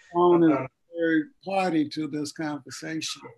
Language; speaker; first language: English; native; English